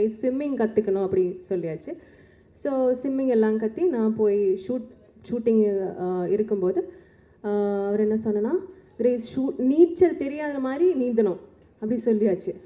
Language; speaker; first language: Tamil; non-native, learner; Malayalam